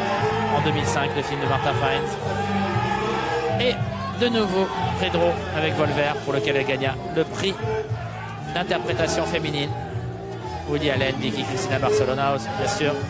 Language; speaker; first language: French; native; French